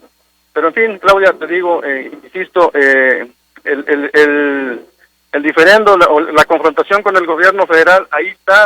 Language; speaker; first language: Spanish; native; Spanish